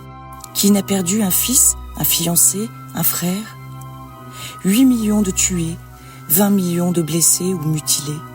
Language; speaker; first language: French; native; French